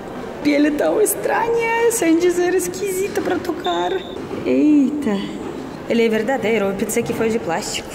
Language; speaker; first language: Portuguese; non-native, fluent; Russian